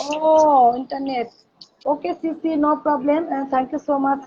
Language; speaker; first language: English; non-native, learner; Bangla